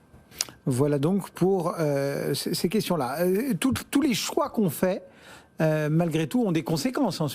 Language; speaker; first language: French; native; French